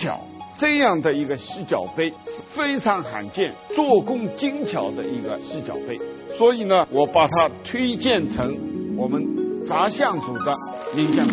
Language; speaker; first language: Chinese; native; Chinese